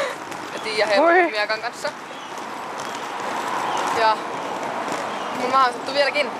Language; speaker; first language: Finnish; native; Finnish